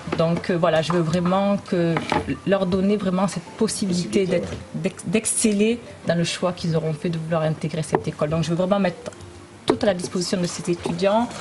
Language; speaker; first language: French; early bilingual, other home language; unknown